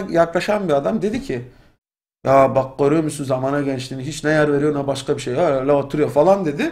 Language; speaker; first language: Turkish; native; Turkish